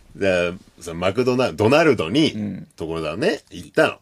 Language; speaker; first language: Japanese; native; Japanese